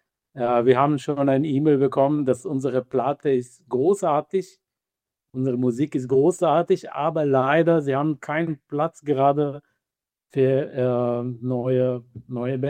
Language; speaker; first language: German; non-native, fluent; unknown